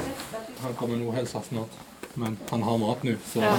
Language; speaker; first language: Swedish; early bilingual, other home language; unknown